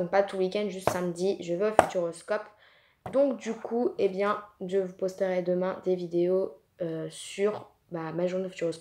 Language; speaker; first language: French; native; French